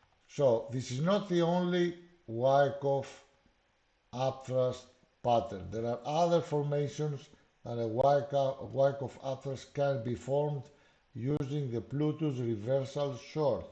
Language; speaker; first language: English; non-native, fluent; Greek